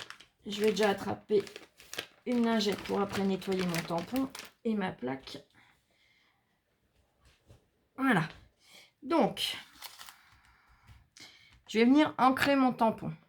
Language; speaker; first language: French; native; French